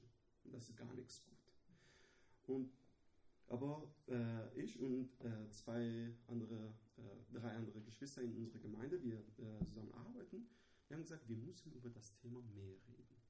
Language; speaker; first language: German; non-native, learner; Persian